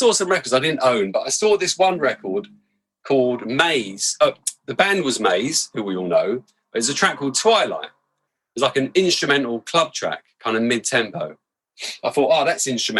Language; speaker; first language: English; native; English